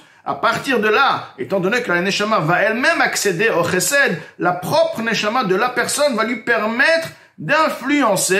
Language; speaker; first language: French; native; French